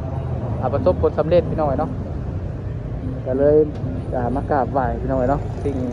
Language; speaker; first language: Thai; non-native, local second language; Lao